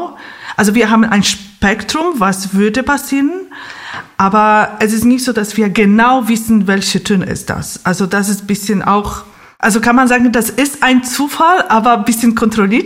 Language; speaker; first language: German; non-native, fluent; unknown